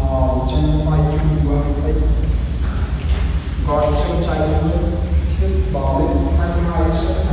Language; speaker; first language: Vietnamese; non-native, learner; Hindi